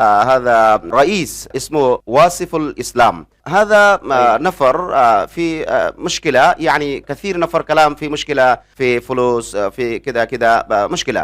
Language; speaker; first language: Arabic; non-native, learner; Bangla